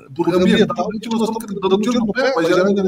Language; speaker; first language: Portuguese; native; Portuguese